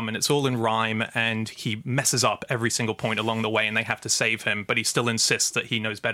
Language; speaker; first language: English; native; English